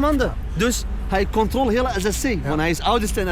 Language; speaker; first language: Dutch; non-native, learner; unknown